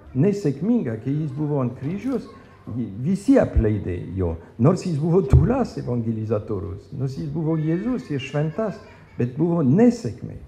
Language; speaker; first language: Lithuanian; non-native, fluent; French